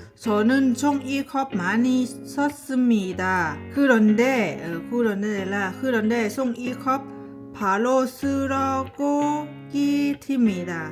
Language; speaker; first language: Korean; non-native, learner; Lao